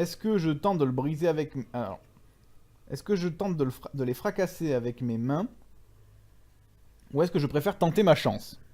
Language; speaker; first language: French; native; French